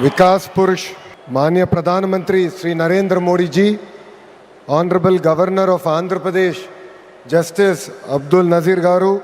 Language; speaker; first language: Hindi; non-native, local second language; Telugu